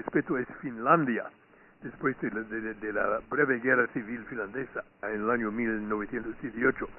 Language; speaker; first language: Spanish; non-native, fluent; English